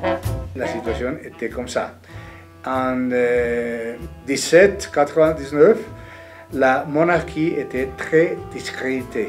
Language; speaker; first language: French; non-native, learner; Spanish